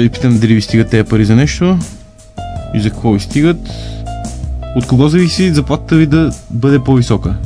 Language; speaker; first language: Bulgarian; native; Bulgarian